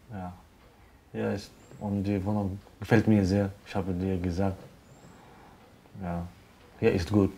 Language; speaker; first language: German; non-native, learner; Arabic